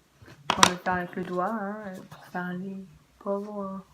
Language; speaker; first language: French; native; French